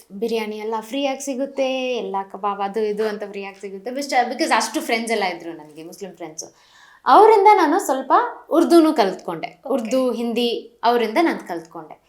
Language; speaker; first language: Kannada; non-native, local second language; Malayalam